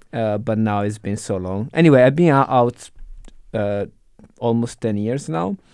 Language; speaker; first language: English; non-native, fluent; Italian